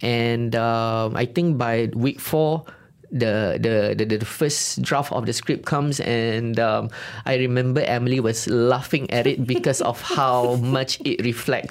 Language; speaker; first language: English; non-native, local second language; Malay